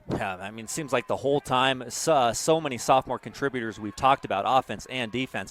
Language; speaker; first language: English; native; English